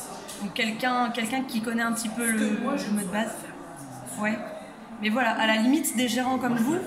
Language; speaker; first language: French; native; French